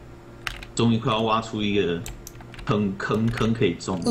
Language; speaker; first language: Chinese; native; Chinese